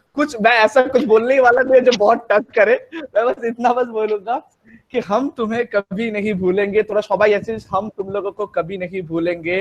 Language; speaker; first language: Hindi; non-native, local second language; Bangla